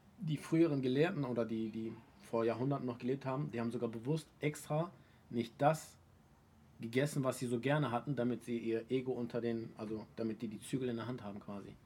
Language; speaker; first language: German; early bilingual, other home language; Turkish